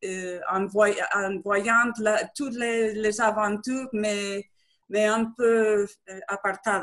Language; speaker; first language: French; non-native, learner; Spanish